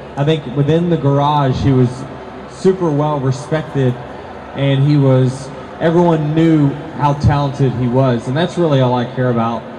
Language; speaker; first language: English; native; English